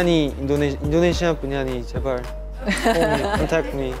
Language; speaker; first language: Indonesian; non-native, learner; Korean